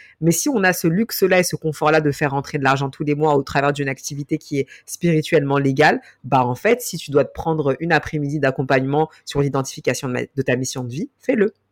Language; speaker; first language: French; native; French